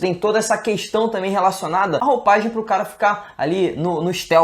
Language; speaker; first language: Portuguese; native; Portuguese